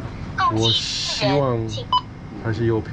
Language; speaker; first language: Chinese; non-native, fluent; English